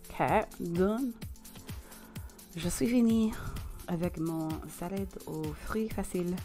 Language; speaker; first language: French; non-native, learner; English